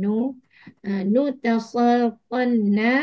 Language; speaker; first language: Arabic; non-native, learner; Malay